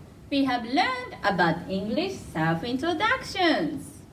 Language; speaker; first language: English; non-native, fluent; Japanese